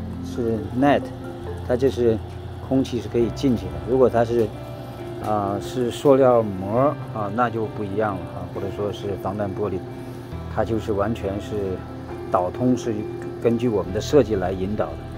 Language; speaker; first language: Chinese; native; Chinese